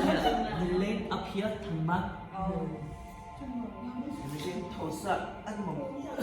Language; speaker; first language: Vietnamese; non-native, learner; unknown